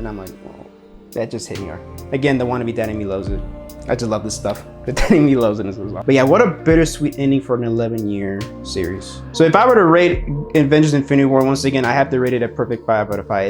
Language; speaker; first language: English; native; English